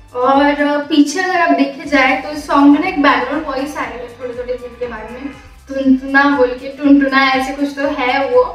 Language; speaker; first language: Hindi; non-native, local second language; Marathi